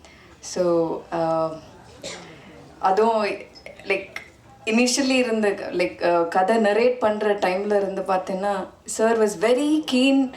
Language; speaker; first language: Tamil; non-native, fluent; Malayalam